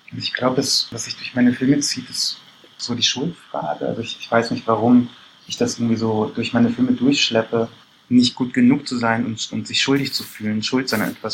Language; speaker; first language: German; early bilingual, other home language; Persian